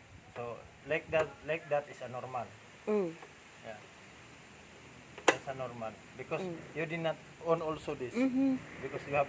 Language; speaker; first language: English; non-native, local second language; Cebuano